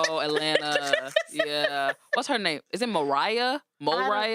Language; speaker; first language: English; native; English